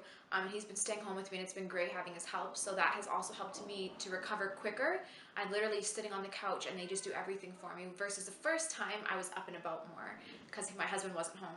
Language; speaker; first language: English; native; English